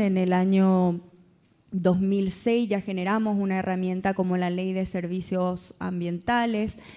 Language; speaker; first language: Spanish; native; Spanish